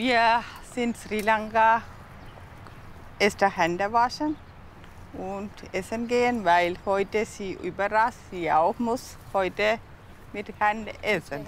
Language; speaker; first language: German; non-native, learner; Sinhala